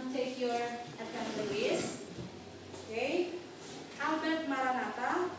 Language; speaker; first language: English; non-native, fluent; Indonesian